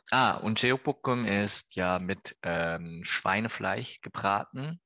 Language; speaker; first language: German; non-native, learner; Korean